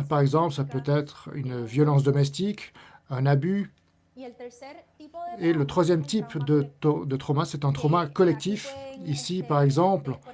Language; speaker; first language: French; native; French